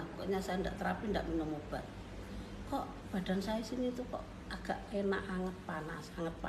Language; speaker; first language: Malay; non-native, local second language; Javanese